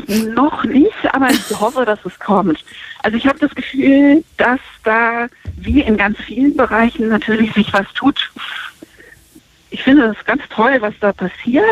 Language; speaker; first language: German; native; German